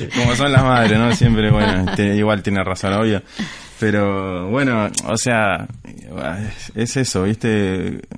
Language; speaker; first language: Spanish; native; Spanish